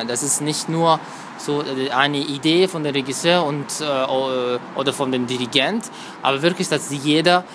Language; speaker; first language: German; non-native, fluent; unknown